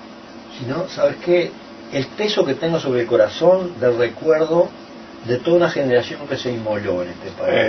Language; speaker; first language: Spanish; native; Spanish